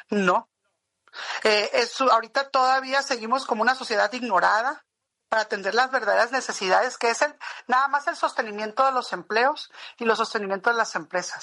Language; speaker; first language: Spanish; native; Spanish